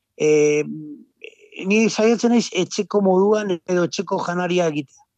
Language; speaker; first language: Basque; native; Basque